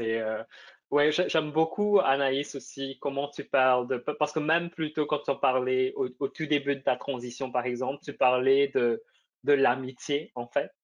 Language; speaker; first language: French; non-native, local second language; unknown